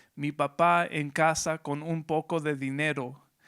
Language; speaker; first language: Spanish; early bilingual, heritage; Spanish